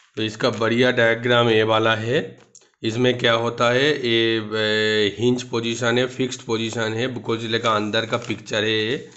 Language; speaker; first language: Hindi; non-native, local second language; Bangla